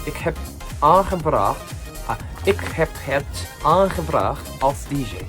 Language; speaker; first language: Dutch; non-native, learner; Japanese